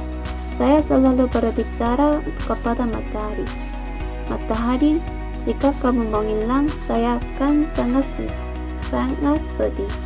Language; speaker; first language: Indonesian; non-native, fluent; Korean